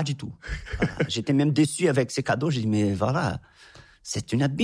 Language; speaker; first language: French; non-native, fluent; Portuguese